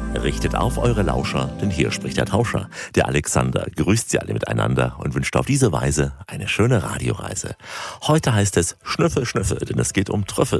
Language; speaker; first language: German; native; German